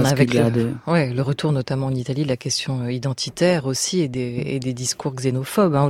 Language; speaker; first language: French; native; French